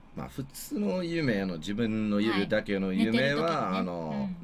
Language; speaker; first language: Japanese; non-native, learner; English